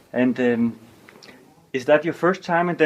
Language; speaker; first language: English; non-native, fluent; Danish